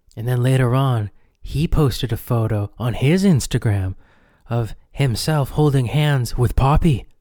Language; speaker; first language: English; native; English